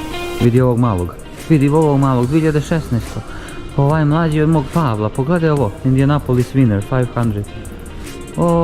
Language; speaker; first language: Serbian; native; Serbian